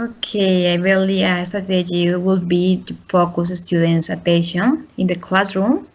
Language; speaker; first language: English; non-native, learner; Spanish